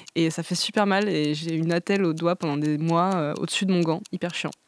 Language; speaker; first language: French; native; French